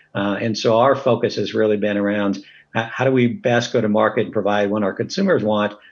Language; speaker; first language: English; native; English